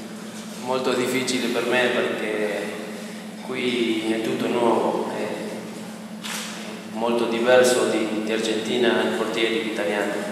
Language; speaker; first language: Italian; non-native, learner; Spanish